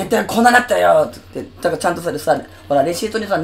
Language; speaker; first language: Japanese; native; Japanese